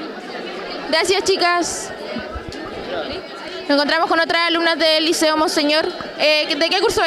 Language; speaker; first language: Spanish; native; Spanish